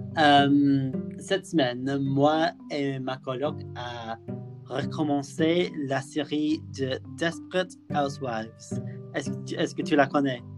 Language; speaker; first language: French; non-native, learner; English